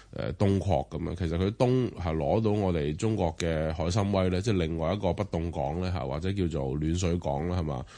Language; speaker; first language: Cantonese; native; Cantonese